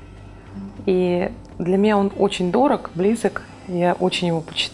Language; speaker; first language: Russian; native; Russian